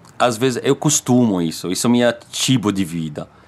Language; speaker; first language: Portuguese; non-native, learner; Arabic